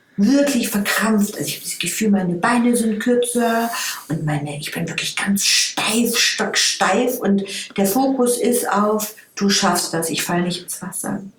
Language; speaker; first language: German; native; German